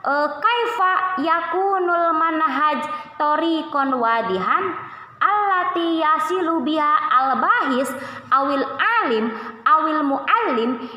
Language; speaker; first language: Arabic; non-native, learner; Indonesian